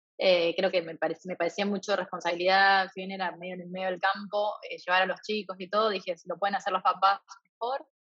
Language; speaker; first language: Spanish; native; Spanish